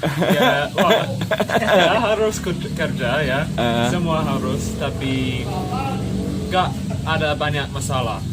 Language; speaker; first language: Indonesian; non-native, fluent; English